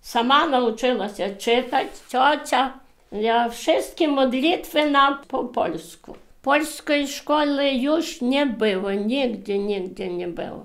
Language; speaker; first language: Polish; early bilingual, heritage; Polish